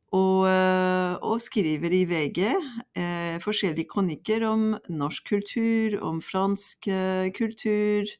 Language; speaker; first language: Norwegian; non-native, fluent; French